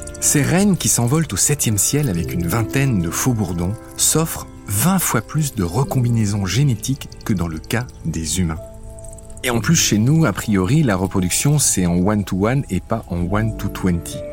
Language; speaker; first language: French; native; French